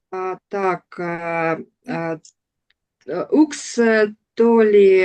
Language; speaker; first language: Estonian; non-native, learner; Russian